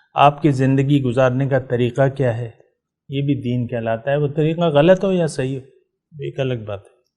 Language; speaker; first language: Urdu; non-native, local second language; Pashto